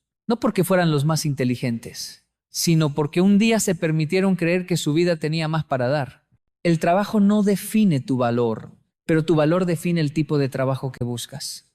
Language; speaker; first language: Spanish; native; Spanish